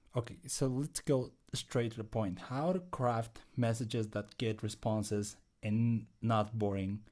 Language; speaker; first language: English; non-native, fluent; Spanish